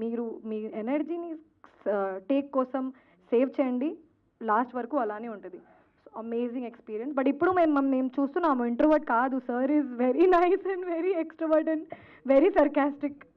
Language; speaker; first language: Telugu; non-native, learner; Hindi